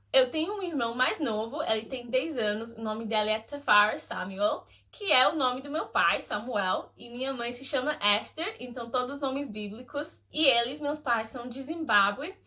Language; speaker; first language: Portuguese; early bilingual, heritage; Portuguese